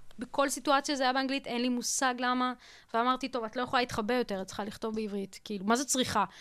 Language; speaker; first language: Hebrew; early bilingual, other home language; Russian